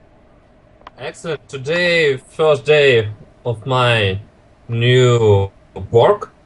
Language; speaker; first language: English; non-native, learner; Russian